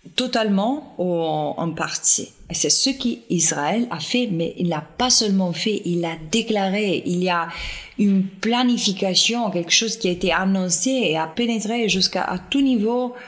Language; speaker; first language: French; non-native, fluent; Italian